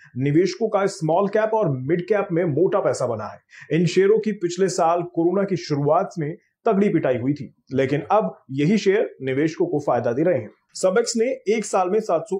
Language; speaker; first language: Hindi; native; Hindi